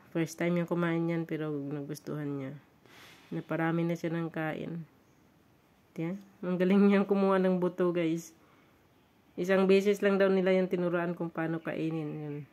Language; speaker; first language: Filipino; non-native, local second language; Hiligaynon